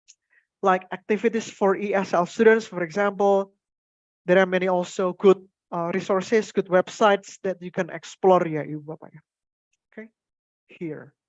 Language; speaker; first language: English; non-native, fluent; Indonesian